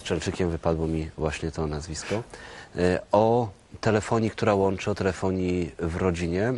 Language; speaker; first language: Polish; native; Polish